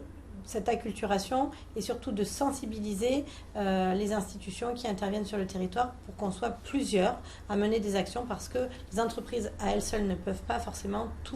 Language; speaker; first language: French; native; French